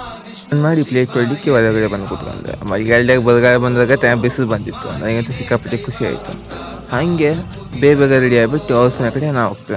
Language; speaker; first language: Kannada; native; Kannada